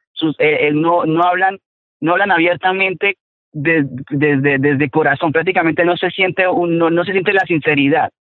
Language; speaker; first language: Spanish; native; Spanish